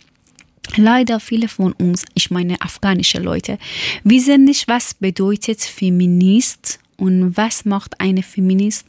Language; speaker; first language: German; non-native, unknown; Persian